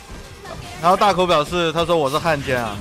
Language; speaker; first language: Chinese; native; Chinese